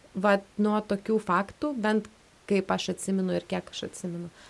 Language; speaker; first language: Lithuanian; non-native, fluent; Russian